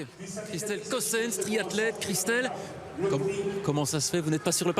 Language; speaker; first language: French; native; French